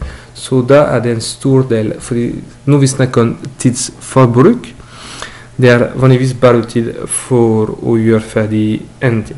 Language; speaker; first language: Norwegian; non-native, fluent; French